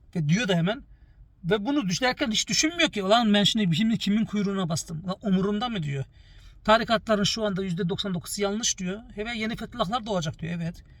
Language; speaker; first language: Turkish; early bilingual, heritage; Turkish